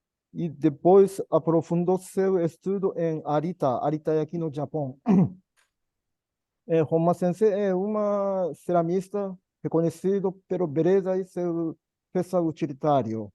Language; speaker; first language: Portuguese; non-native, learner; Japanese